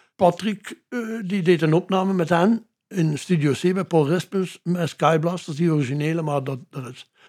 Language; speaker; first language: Dutch; native; Dutch